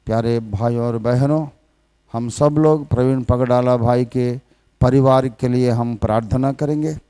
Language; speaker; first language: Hindi; non-native, local second language; Telugu